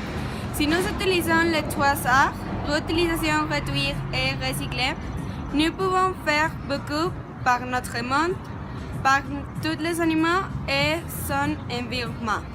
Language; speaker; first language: French; non-native, learner; Spanish